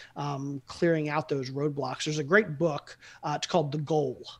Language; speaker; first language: English; native; English